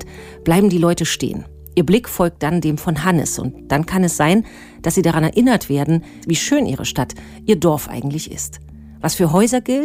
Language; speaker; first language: German; native; German